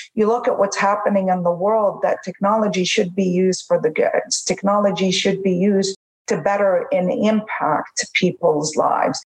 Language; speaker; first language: English; non-native, fluent; Arabic